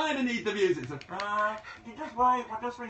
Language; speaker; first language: English; native; English